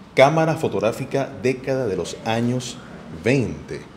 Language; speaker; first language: Spanish; native; Spanish